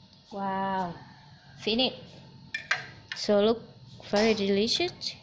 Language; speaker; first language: English; non-native, learner; Vietnamese